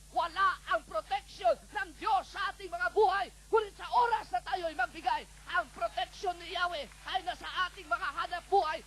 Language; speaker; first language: Filipino; non-native, local second language; Cebuano